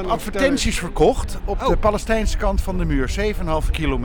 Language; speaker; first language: Dutch; native; Dutch